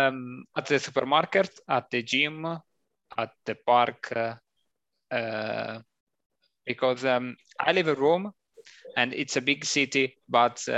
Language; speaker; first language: English; non-native, learner; Italian